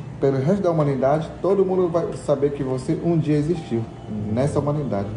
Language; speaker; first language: Portuguese; non-native, local second language; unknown